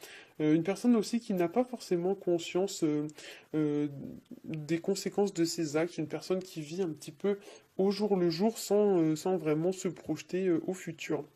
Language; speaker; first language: French; native; French